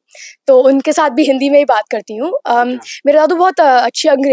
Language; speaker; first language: Hindi; early bilingual, heritage; Hindi